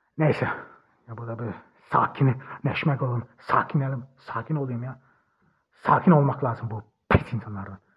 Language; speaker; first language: Turkish; early bilingual, heritage; German